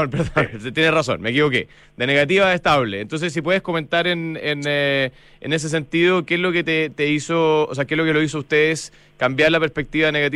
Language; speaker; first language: Spanish; native; Spanish